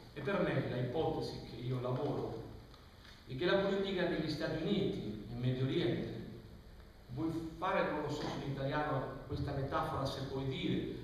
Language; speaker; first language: Italian; non-native, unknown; Spanish